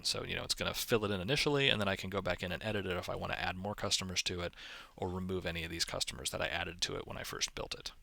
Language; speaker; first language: English; native; English